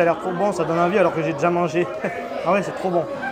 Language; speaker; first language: French; native; French